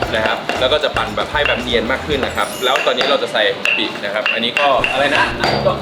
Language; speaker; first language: Thai; non-native, fluent; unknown